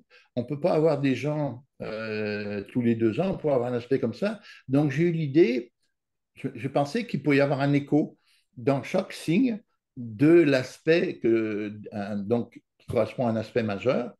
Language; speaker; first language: French; native; French